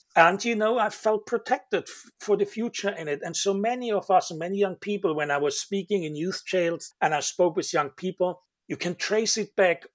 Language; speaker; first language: English; non-native, fluent; German